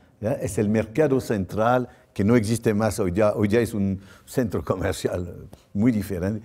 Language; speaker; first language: Spanish; non-native, fluent; French